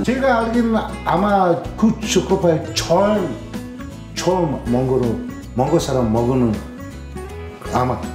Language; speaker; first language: Korean; non-native, fluent; Mongolian